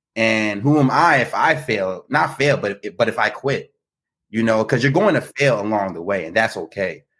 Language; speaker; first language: English; native; English